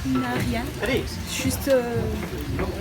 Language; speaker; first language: French; non-native, local second language; Malagasy